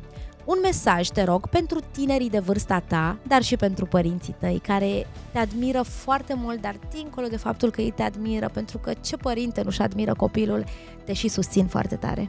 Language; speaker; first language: Romanian; native; Romanian